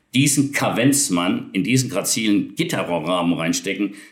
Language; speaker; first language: German; native; German